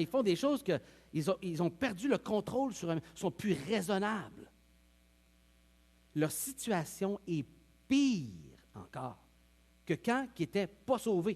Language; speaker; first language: French; native; French